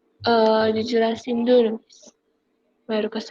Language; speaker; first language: Indonesian; native; Indonesian